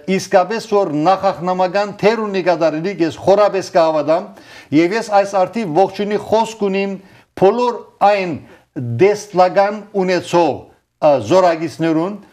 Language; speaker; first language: Armenian; early bilingual, heritage; Armenian